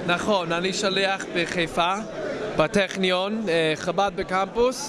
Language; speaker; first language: Hebrew; non-native, fluent; English